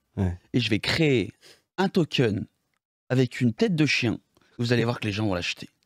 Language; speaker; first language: French; native; French